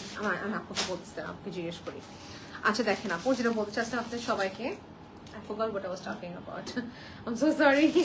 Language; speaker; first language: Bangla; early bilingual, heritage; Bangla